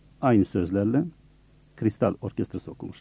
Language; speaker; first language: Turkish; early bilingual, other home language; Bosnian